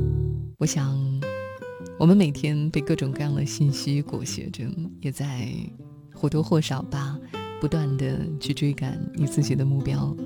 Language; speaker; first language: Chinese; native; Chinese